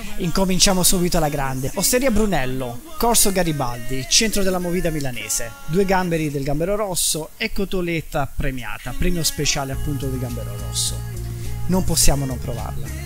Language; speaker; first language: Italian; native; Italian